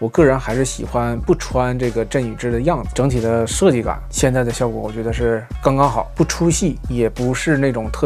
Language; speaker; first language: Chinese; native; Chinese